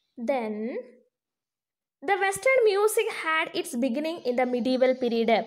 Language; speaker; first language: English; non-native, local second language; Malayalam